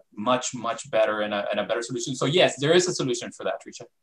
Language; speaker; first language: English; non-native, fluent; Spanish